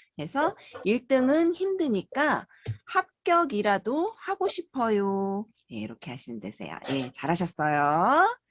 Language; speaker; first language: Korean; native; Korean